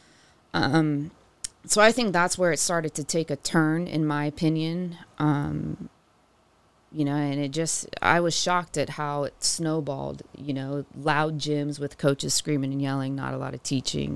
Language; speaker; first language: English; native; English